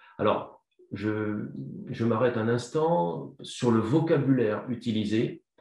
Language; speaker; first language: French; native; French